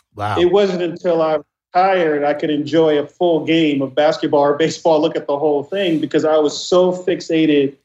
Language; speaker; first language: English; native; English